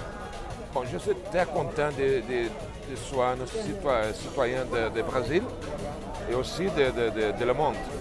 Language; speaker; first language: French; non-native, learner; Portuguese